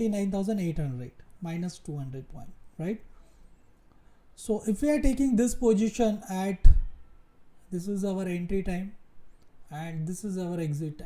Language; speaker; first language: English; non-native, local second language; Hindi